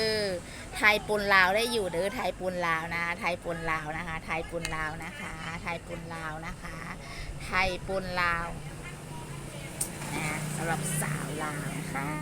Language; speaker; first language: Thai; non-native, local second language; Lao